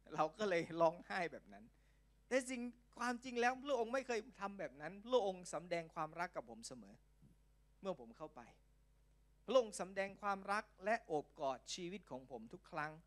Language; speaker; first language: Thai; non-native, local second language; Lao